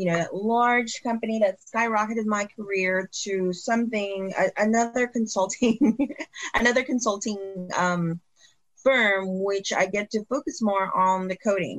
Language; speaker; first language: English; non-native, local second language; Filipino